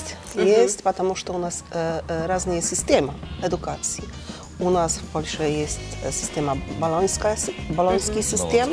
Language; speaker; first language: Russian; non-native, learner; Polish